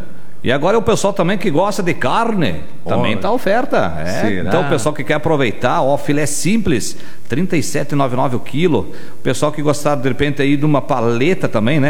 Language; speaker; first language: Portuguese; native; Portuguese